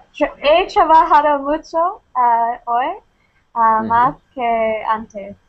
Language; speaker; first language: Spanish; non-native, learner; English